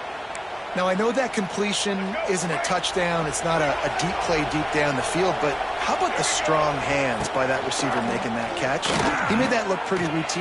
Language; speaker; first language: English; native; English